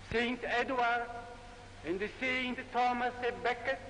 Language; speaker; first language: English; non-native, fluent; Italian